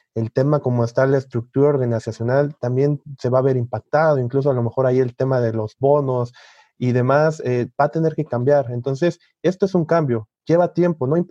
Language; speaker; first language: Spanish; native; Spanish